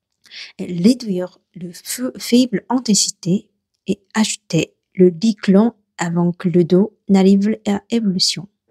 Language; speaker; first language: French; non-native, learner; Korean